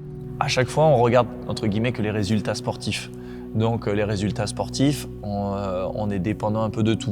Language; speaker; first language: French; native; French